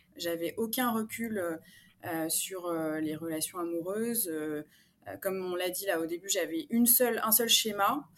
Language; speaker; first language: French; native; French